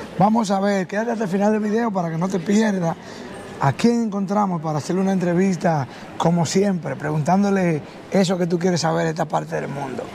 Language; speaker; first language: Spanish; native; Spanish